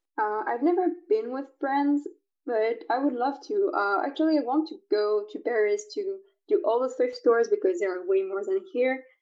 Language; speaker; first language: English; non-native, fluent; French